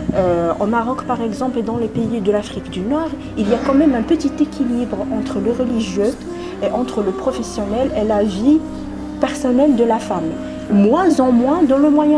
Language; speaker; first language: French; non-native, local second language; Arabic